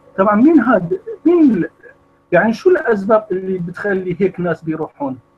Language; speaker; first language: Arabic; non-native, fluent; Kurdish